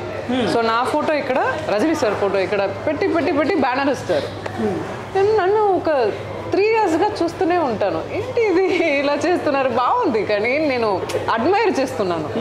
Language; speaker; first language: Telugu; non-native, learner; Tamil